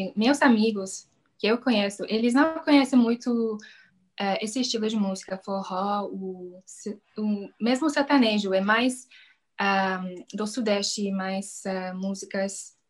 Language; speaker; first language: Portuguese; non-native, fluent; English